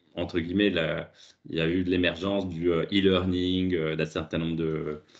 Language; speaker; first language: French; native; French